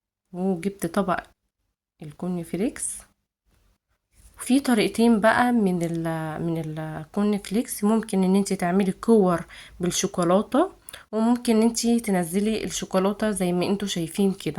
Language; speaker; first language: Arabic; native; Arabic